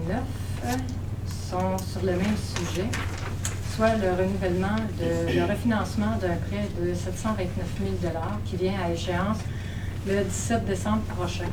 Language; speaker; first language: French; native; French